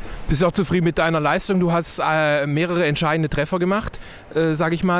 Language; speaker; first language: German; native; German